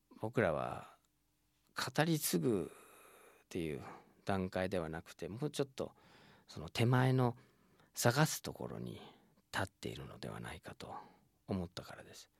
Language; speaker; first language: Japanese; non-native, fluent; English